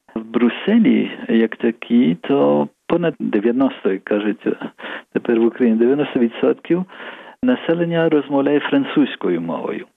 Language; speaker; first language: Ukrainian; early bilingual, heritage; Ukrainian